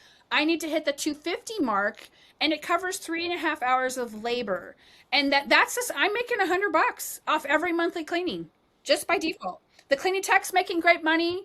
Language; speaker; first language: English; native; English